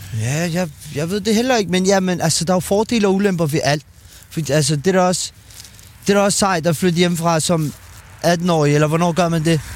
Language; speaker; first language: Danish; early bilingual, other home language; Albanian